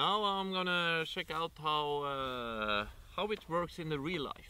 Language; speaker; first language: English; non-native, fluent; Norwegian